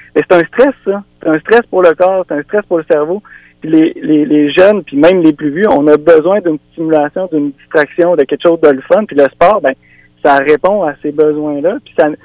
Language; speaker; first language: French; native; French